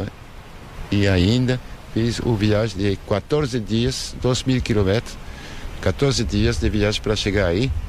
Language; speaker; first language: Portuguese; non-native, learner; French